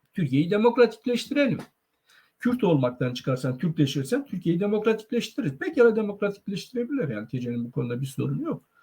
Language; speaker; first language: Turkish; non-native, local second language; Zaza